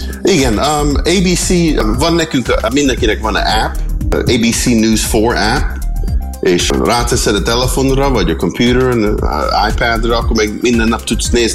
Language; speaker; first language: Hungarian; early bilingual, heritage; Hungarian